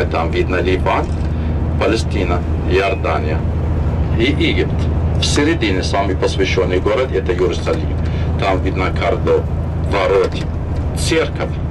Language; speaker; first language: Russian; non-native, fluent; Arabic